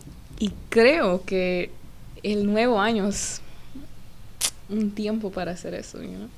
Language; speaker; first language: Spanish; early bilingual, heritage; English